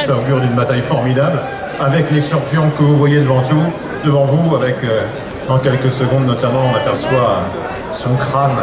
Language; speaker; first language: French; native; French